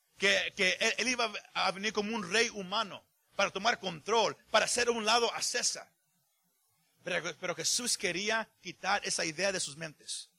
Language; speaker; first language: Spanish; early bilingual, heritage; Spanish